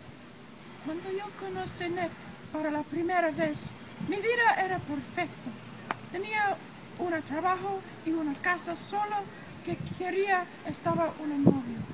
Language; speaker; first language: Spanish; non-native, learner; English